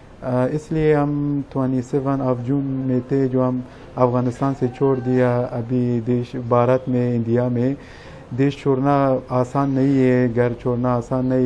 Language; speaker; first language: Hindi; non-native, learner; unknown